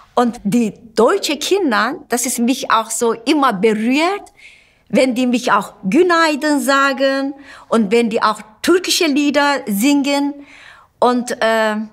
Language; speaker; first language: German; non-native, fluent; Turkish